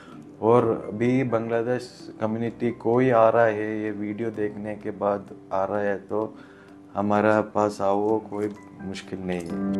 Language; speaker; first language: Hindi; non-native, learner; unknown